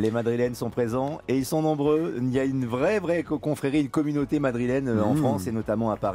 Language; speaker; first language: French; native; French